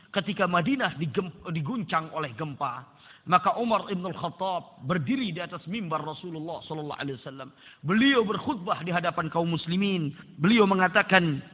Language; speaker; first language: Indonesian; non-native, local second language; Sasak